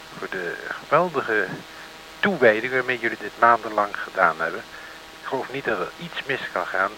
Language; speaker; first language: Dutch; native; Dutch